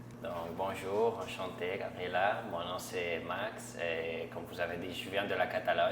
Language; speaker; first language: French; non-native, fluent; Catalan